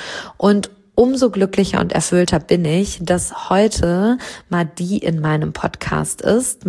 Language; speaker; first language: German; native; German